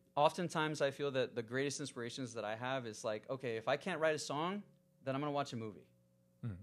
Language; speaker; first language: English; early bilingual, other home language; Spanish